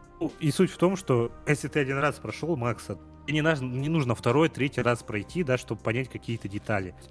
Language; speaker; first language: Russian; native; Russian